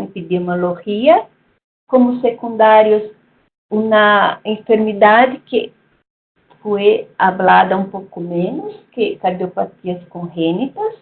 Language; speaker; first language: Spanish; non-native, fluent; Portuguese